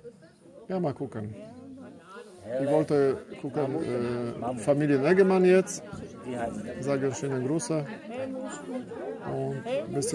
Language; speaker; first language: German; non-native, learner; Polish